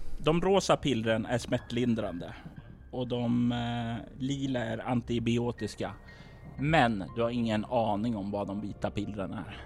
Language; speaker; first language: Swedish; native; Swedish